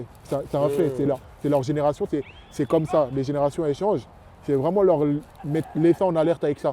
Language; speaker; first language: French; native; French